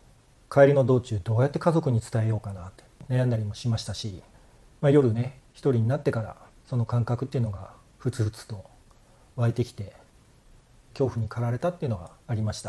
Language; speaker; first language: Japanese; native; Japanese